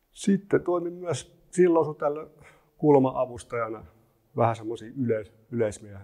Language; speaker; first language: Finnish; native; Finnish